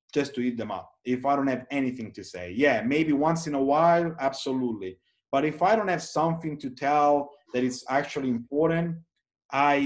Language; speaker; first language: English; non-native, fluent; Italian